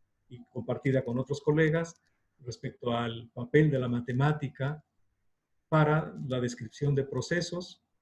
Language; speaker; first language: Spanish; native; Spanish